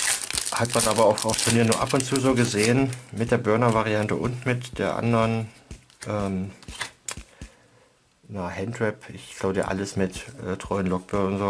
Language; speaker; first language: German; native; German